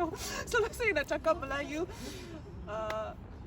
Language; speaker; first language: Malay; early bilingual, heritage; English